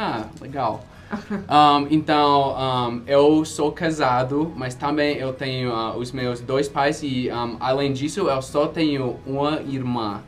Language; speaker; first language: Portuguese; non-native, fluent; English